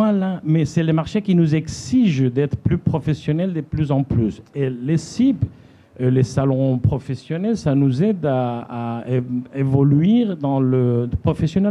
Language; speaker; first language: French; non-native, fluent; Spanish